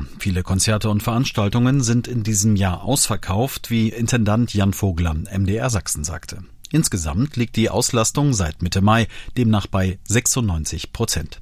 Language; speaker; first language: German; native; German